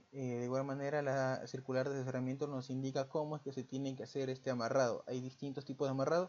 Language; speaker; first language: Spanish; native; Spanish